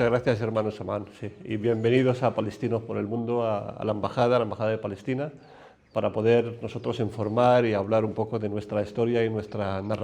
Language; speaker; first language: Spanish; non-native, fluent; Arabic